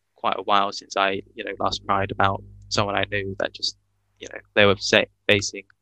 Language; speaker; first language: English; native; English